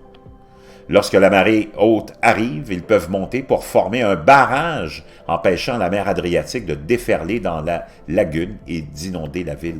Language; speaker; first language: French; native; French